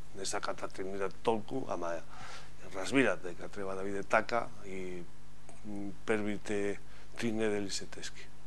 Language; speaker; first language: Macedonian; non-native, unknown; Spanish